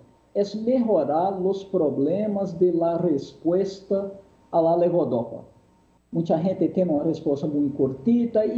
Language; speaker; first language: Spanish; non-native, fluent; Portuguese